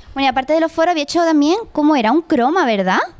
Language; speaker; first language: Spanish; native; Spanish